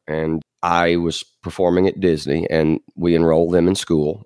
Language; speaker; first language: English; native; English